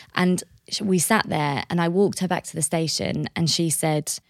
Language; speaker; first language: English; native; English